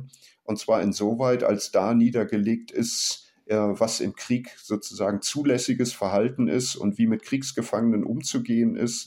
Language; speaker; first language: German; native; German